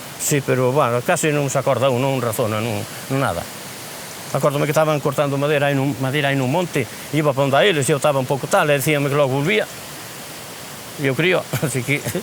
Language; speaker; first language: Galician; native; Galician